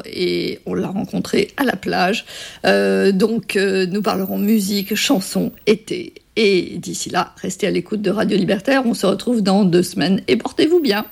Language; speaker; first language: French; native; French